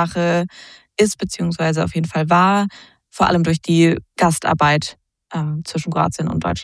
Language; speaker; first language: German; native; German